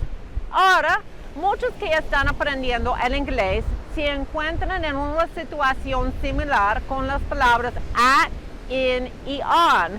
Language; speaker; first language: Spanish; non-native, fluent; English